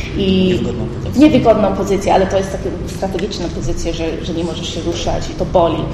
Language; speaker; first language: Polish; early bilingual, heritage; Polish